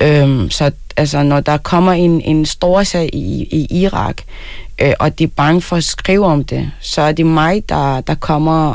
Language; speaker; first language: Danish; early bilingual, other home language; Arabic